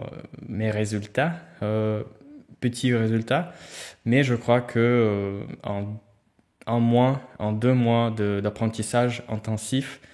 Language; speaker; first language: French; non-native, fluent; Russian